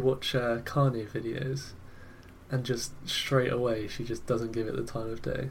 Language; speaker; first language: English; native; English